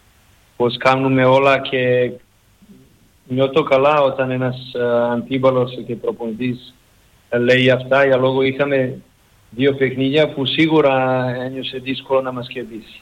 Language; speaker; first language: Greek; non-native, learner; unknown